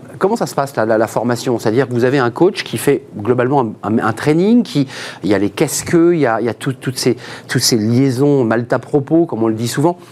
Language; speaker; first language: French; native; French